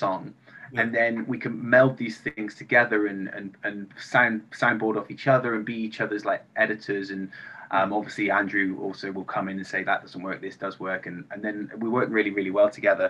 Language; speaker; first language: English; native; English